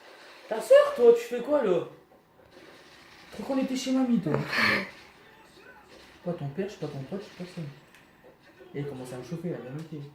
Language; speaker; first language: French; native; French